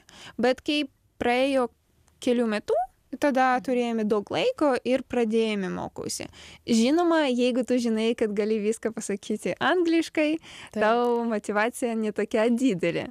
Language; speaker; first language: Lithuanian; non-native, learner; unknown